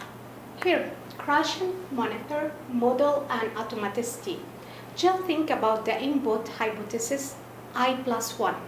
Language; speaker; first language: English; non-native, fluent; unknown